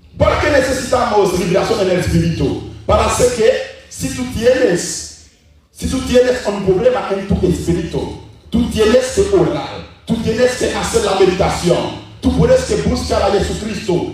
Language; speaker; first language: Spanish; non-native, learner; Haitian Creole